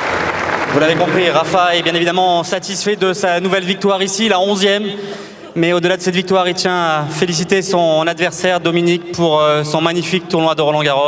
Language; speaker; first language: French; native; French